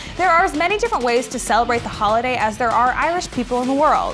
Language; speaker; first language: English; native; English